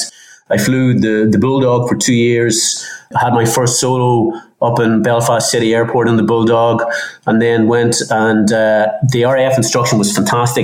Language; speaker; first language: English; native; English